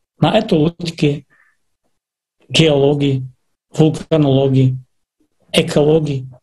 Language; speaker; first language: Russian; non-native, fluent; Czech